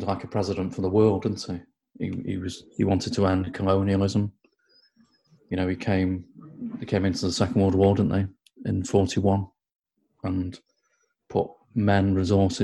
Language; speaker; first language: English; native; English